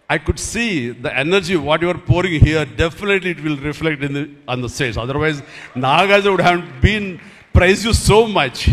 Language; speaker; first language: English; non-native, local second language; Telugu